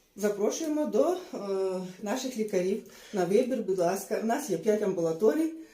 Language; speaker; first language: Ukrainian; native; Ukrainian